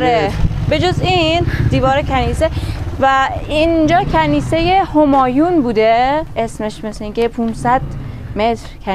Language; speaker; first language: Persian; native; Persian